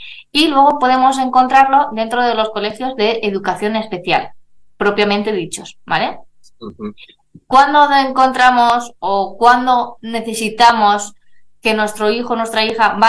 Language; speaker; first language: Spanish; native; Spanish